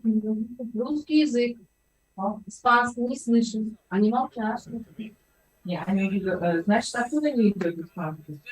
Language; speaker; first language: Russian; non-native, local second language; Uzbek